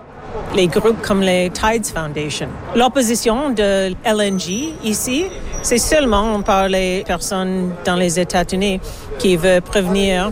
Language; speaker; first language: French; non-native, learner; English